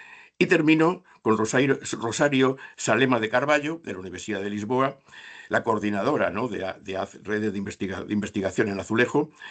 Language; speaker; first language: Spanish; native; Spanish